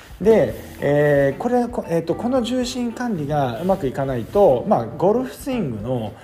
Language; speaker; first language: Japanese; native; Japanese